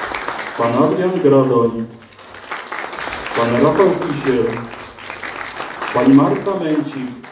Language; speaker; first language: Polish; native; Polish